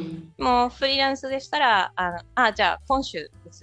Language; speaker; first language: Japanese; non-native, fluent; Spanish